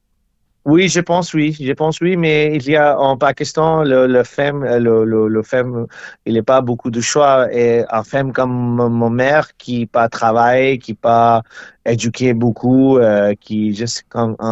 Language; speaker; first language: French; non-native, learner; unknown